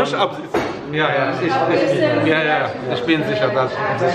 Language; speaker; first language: German; non-native, learner; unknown